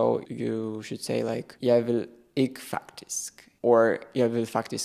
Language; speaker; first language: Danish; non-native, fluent; Russian